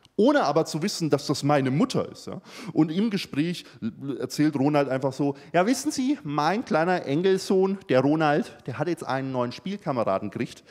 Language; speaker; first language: German; early bilingual, other home language; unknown